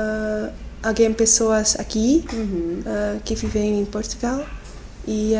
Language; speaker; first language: Portuguese; non-native, learner; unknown